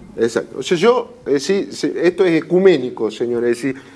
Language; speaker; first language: Spanish; native; Spanish